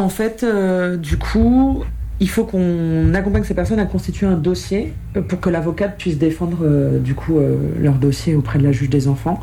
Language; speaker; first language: French; native; French